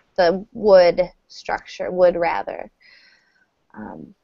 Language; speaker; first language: English; native; English